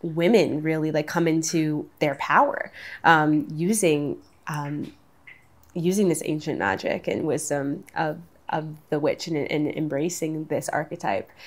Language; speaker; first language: English; native; English